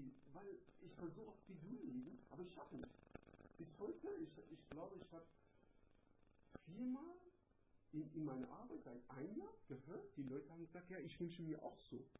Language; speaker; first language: German; non-native, learner; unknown